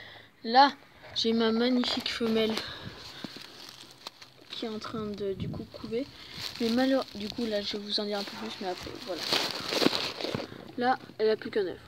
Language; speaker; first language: French; native; French